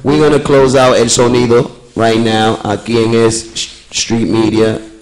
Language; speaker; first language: Spanish; early bilingual, heritage; Spanish